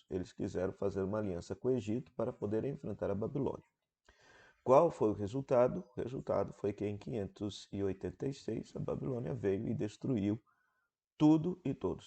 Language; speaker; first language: Portuguese; native; Portuguese